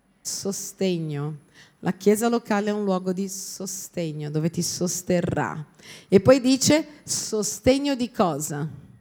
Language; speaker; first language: Italian; non-native, fluent; Portuguese